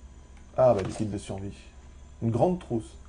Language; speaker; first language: French; native; French